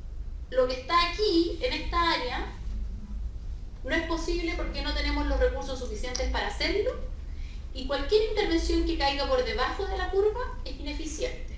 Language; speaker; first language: Spanish; native; Spanish